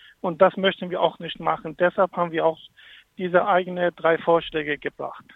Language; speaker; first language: German; non-native, fluent; Kurdish